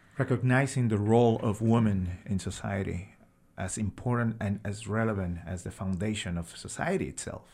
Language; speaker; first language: English; non-native, fluent; Spanish